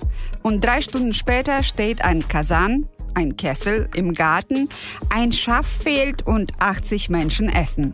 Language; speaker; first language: German; non-native, fluent; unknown